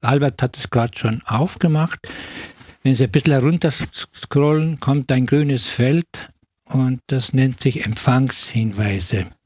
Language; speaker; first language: German; native; German